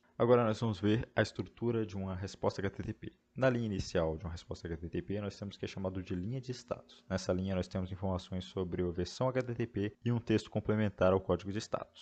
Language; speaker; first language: Portuguese; native; Portuguese